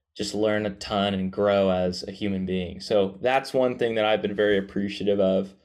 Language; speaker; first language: English; native; English